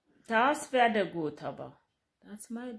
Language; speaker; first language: German; non-native, fluent; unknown